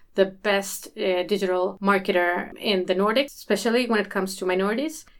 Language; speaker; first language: English; early bilingual, other home language; Swedish